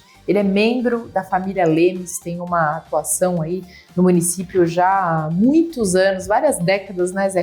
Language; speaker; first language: Portuguese; native; Portuguese